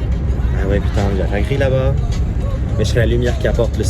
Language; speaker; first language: French; native; French